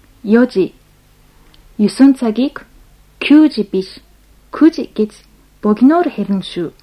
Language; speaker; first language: Mongolian; non-native, fluent; Japanese